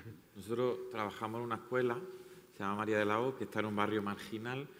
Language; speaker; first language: Spanish; native; Spanish